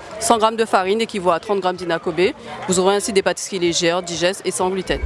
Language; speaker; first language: French; native; French